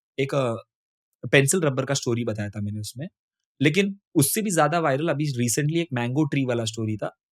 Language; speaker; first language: Hindi; non-native, local second language; Tamil